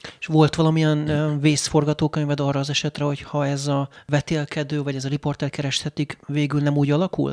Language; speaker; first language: Hungarian; native; Hungarian